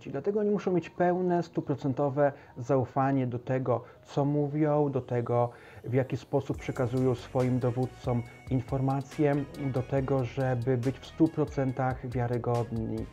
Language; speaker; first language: Polish; native; Polish